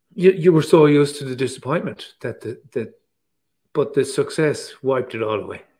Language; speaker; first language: English; native; English